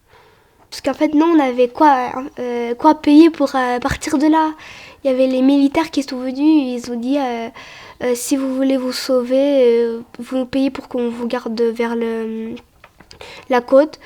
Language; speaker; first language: French; early bilingual, other home language; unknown